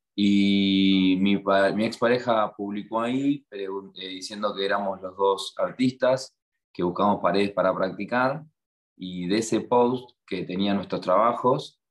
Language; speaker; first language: Spanish; native; Spanish